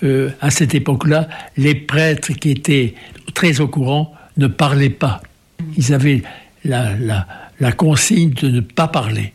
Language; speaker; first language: French; native; French